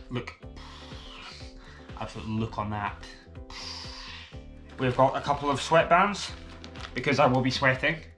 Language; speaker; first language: English; native; English